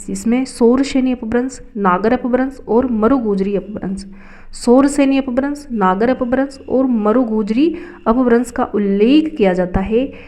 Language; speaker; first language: Hindi; native; Hindi